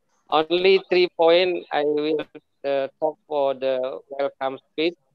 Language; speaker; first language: English; non-native, learner; Indonesian